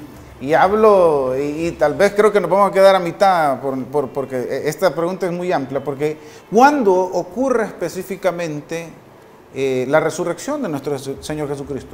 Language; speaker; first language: Spanish; native; Spanish